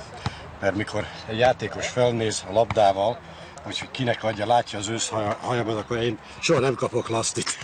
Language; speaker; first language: Hungarian; early bilingual, other home language; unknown